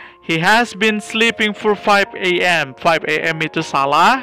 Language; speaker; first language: English; non-native, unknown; Indonesian